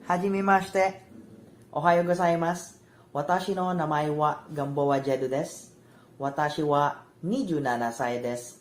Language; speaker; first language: Japanese; non-native, learner; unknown